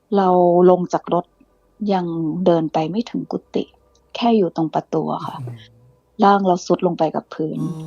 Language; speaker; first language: Thai; early bilingual, other home language; English